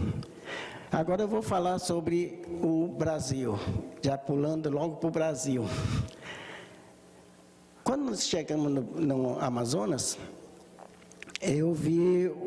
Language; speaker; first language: Portuguese; early bilingual, other home language; Japanese